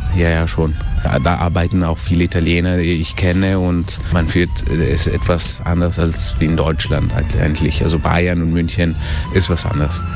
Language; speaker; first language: German; early bilingual, heritage; Italian